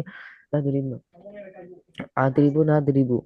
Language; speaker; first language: Arabic; non-native, learner; Bangla